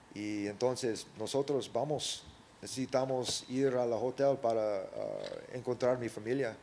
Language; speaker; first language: Spanish; early bilingual, heritage; English